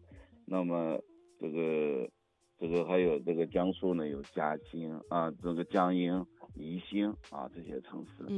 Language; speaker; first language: Chinese; native; Chinese